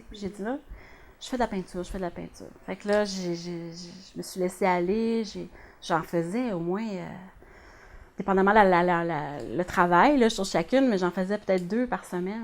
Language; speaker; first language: French; native; French